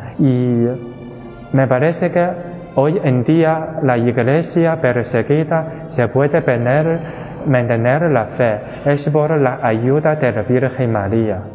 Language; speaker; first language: Spanish; non-native, fluent; Chinese